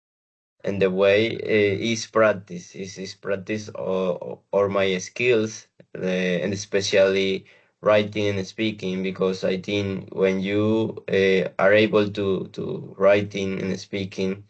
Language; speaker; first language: English; non-native, learner; Spanish